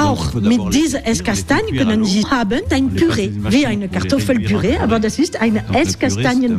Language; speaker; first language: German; non-native, learner; French